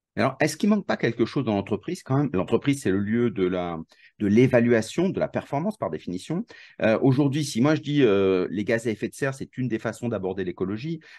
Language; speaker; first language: French; native; French